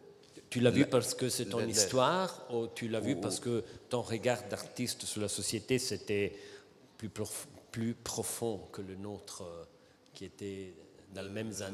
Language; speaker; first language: French; non-native, fluent; Italian